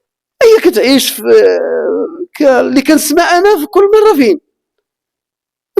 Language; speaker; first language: Arabic; native; Arabic